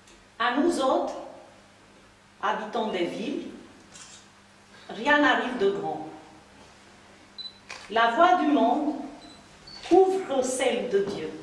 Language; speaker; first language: French; native; French